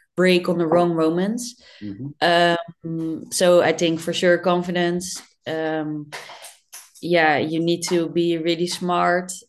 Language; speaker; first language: English; non-native, fluent; Dutch